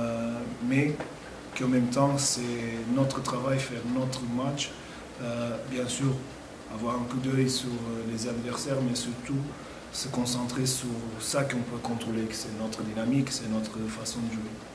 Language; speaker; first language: French; non-native, fluent; Portuguese